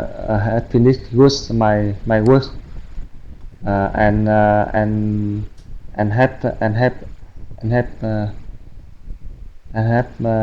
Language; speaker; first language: English; non-native, learner; Vietnamese